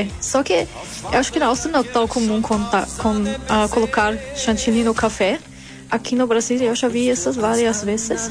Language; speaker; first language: Portuguese; non-native, learner; German